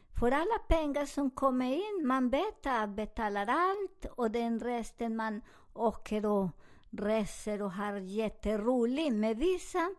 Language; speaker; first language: Swedish; non-native, learner; Spanish